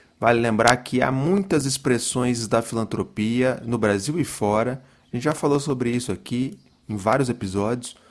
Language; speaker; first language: Portuguese; native; Portuguese